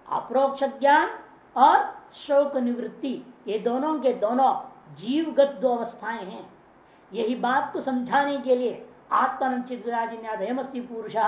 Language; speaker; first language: Hindi; native; Hindi